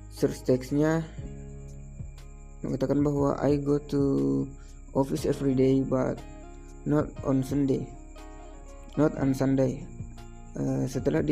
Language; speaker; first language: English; non-native, learner; Indonesian